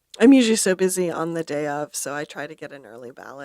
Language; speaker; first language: English; native; English